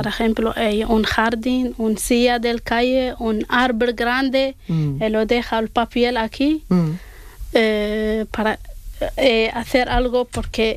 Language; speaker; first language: Spanish; non-native, learner; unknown